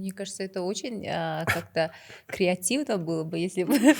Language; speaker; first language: Russian; non-native, local second language; Kazakh